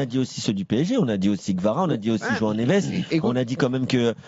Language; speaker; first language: French; native; French